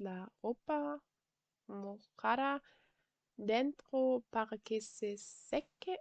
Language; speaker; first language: Spanish; non-native, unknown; German